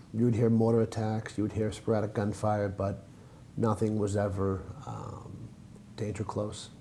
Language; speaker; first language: English; native; English